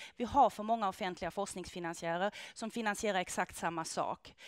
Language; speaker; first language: Swedish; non-native, fluent; German